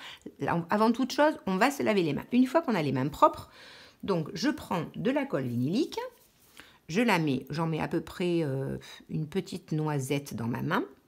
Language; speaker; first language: French; native; French